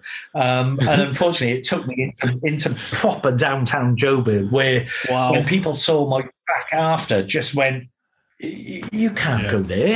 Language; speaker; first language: English; native; English